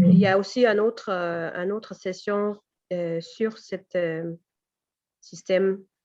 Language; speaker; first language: French; non-native, fluent; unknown